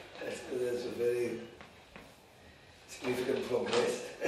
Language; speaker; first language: English; non-native, learner; Indonesian